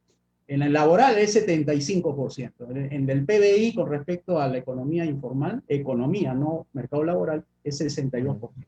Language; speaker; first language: Spanish; native; Spanish